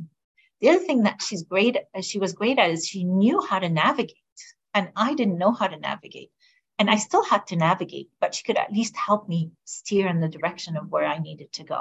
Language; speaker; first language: English; non-native, fluent; Arabic